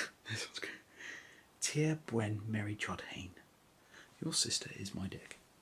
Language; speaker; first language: English; native; English